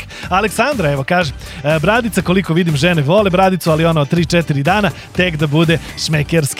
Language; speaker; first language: Serbian; native; Serbian